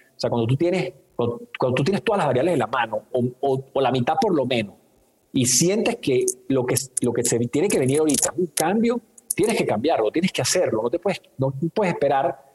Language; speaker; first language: Spanish; native; Spanish